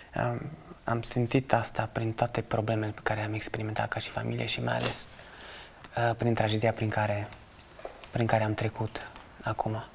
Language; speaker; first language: Romanian; early bilingual, other home language; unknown